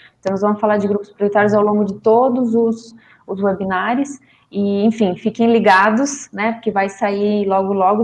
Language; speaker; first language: Portuguese; non-native, fluent; Spanish